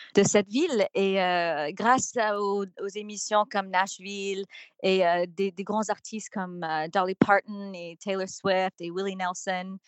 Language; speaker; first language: French; non-native, fluent; English